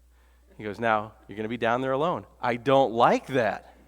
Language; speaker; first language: English; native; English